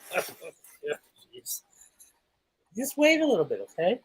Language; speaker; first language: English; native; English